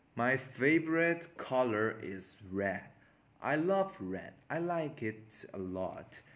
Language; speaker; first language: English; non-native, learner; Chinese